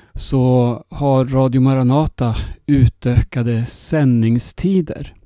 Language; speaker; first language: Spanish; non-native, fluent; Swedish